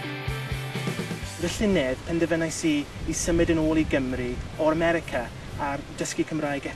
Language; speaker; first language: Welsh; non-native, local second language; English